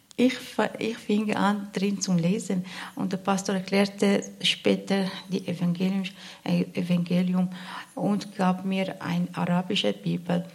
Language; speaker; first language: German; non-native, learner; Arabic